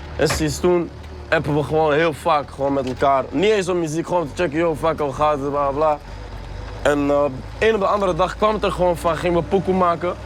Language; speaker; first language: Dutch; early bilingual, other home language; Arabic